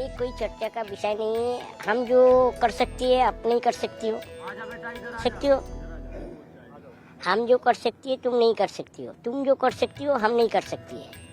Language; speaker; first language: Hindi; non-native, local second language; Assamese